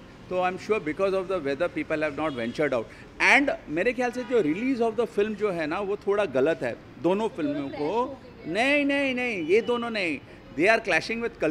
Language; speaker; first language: Hindi; native; Hindi